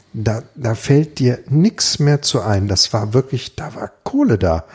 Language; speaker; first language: German; native; German